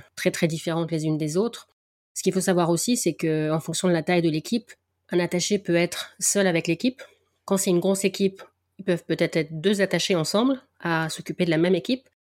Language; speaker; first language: French; native; French